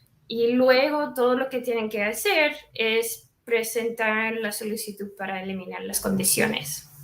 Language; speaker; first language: Spanish; non-native, fluent; English